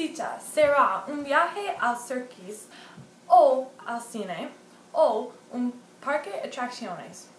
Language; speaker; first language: Spanish; non-native, learner; English